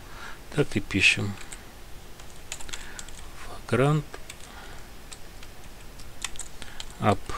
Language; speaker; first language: Russian; native; Russian